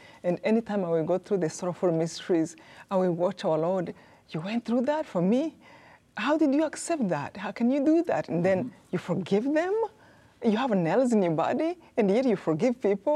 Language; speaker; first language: English; non-native, local second language; Kinyarwanda